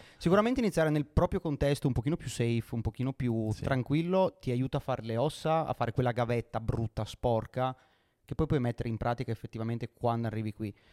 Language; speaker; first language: Italian; native; Italian